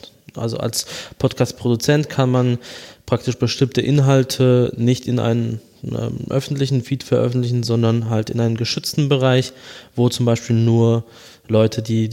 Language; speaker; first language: German; native; German